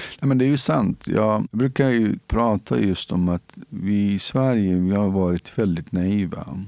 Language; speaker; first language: Swedish; non-native, fluent; Central Kurdish